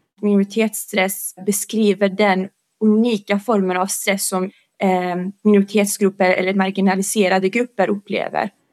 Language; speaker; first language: Swedish; early bilingual, other home language; Romany